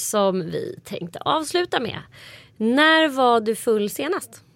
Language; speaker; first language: Swedish; native; Swedish